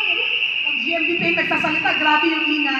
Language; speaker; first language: Filipino; native; Filipino